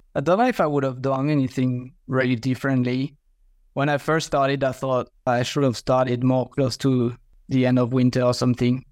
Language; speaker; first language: English; non-native, fluent; French